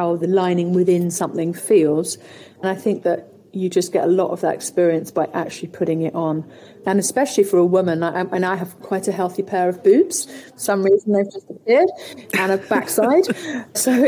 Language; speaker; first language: English; native; English